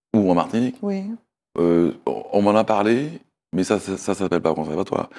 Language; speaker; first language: French; native; French